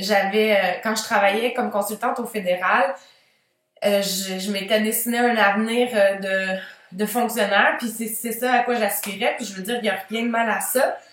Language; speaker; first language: French; native; French